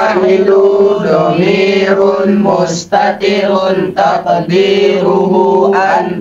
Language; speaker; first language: Arabic; non-native, learner; Indonesian